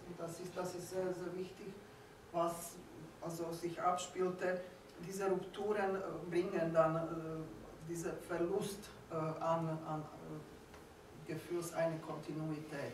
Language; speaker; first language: German; non-native, fluent; Slovak